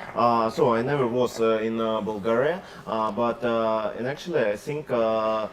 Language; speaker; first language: English; non-native, learner; Russian